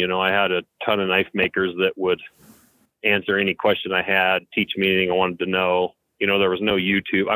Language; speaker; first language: English; native; English